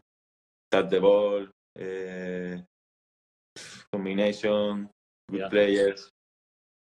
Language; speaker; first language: English; non-native, learner; Spanish